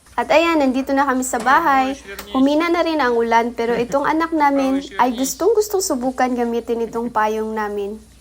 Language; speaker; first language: Filipino; non-native, local second language; Cebuano